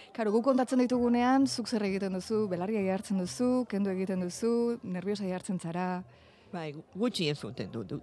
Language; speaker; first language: Basque; non-native, fluent; Spanish